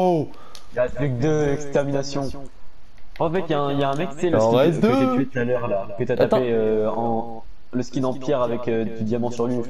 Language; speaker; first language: French; native; French